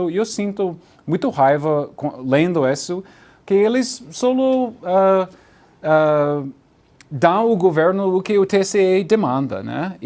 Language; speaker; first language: Portuguese; non-native, learner; English